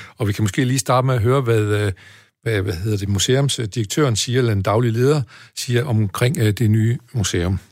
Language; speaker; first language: Danish; native; Danish